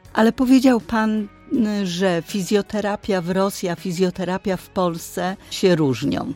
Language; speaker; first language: Polish; native; Polish